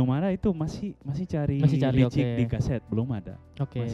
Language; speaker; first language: Indonesian; non-native, fluent; Dutch